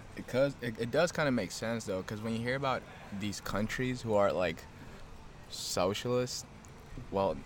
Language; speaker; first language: English; early bilingual, other home language; Amharic